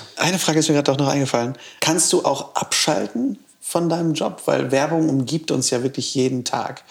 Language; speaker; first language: German; native; German